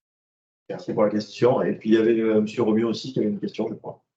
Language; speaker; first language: French; native; French